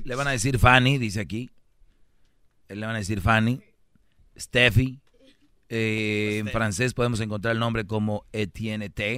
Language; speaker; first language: Spanish; native; Spanish